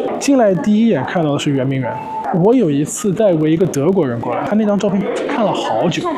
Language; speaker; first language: Chinese; early bilingual, other home language; Serbian